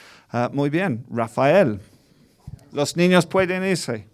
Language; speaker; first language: Spanish; non-native, fluent; English